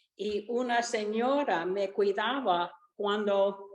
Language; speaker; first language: Spanish; early bilingual, other home language; Italian